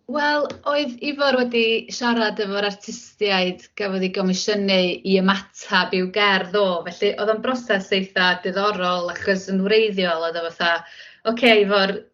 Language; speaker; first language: Welsh; native; Welsh